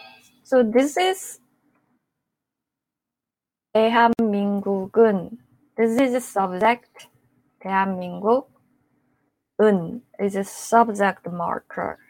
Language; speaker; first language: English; non-native, fluent; Korean